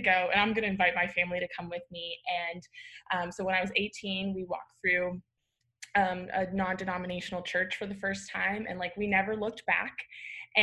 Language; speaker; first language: English; native; English